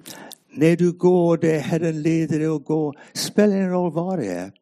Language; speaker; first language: Swedish; non-native, fluent; English